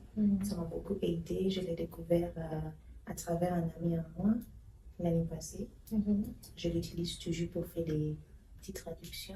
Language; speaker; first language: French; non-native, fluent; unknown